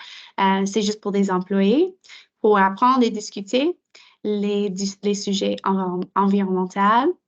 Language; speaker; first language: French; non-native, local second language; English